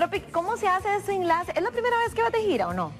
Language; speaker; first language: Spanish; native; Spanish